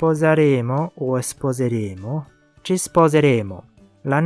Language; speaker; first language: Italian; non-native, learner; Japanese